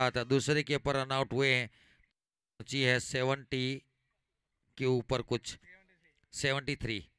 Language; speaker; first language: Hindi; non-native, local second language; Gujarati